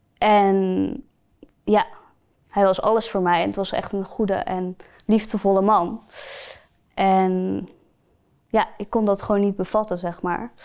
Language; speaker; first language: Dutch; early bilingual, other home language; Spanish